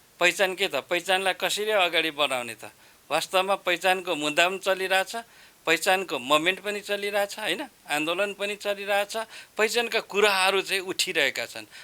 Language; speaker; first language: Nepali; non-native, local second language; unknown